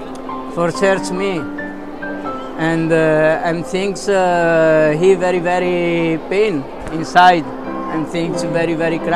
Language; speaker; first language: English; non-native, learner; Italian